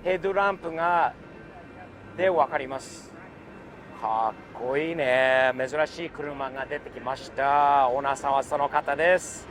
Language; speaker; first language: Japanese; non-native, fluent; English